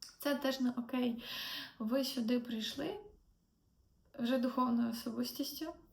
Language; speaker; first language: Ukrainian; non-native, local second language; Russian